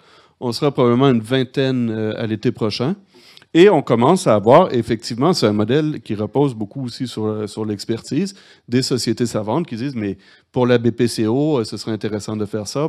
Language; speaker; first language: French; native; French